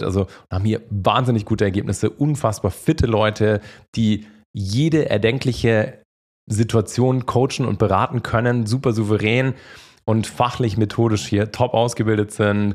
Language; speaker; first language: German; native; German